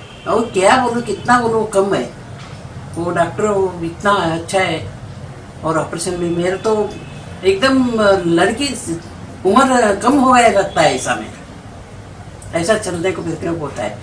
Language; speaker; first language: Hindi; non-native, local second language; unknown